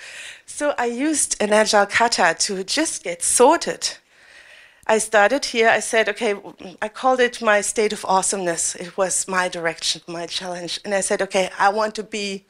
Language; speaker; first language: English; non-native, fluent; German